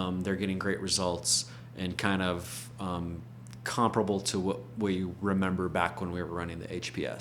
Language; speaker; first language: English; native; English